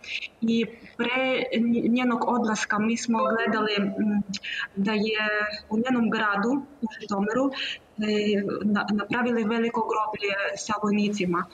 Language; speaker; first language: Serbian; non-native, learner; Ukrainian